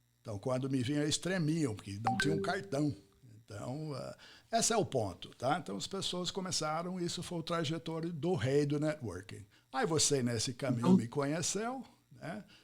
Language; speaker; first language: Portuguese; non-native, fluent; English